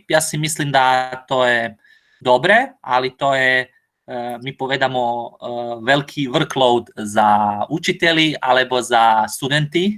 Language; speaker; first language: Slovak; non-native, learner; Croatian